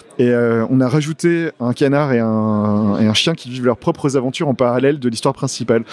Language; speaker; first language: French; native; French